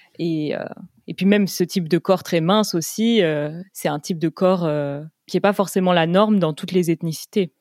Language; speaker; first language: French; native; French